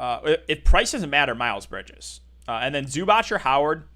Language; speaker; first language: English; native; English